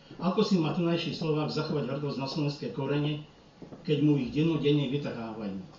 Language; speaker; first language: Slovak; early bilingual, heritage; Slovak